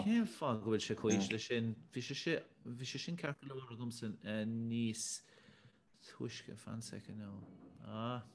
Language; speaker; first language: Irish; native; Irish